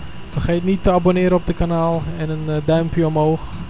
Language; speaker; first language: Dutch; early bilingual, other home language; Turkish